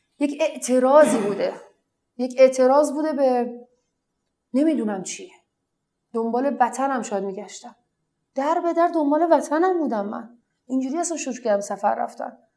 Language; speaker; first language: Persian; non-native, local second language; Arabic